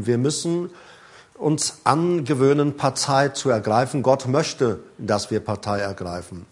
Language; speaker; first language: German; native; German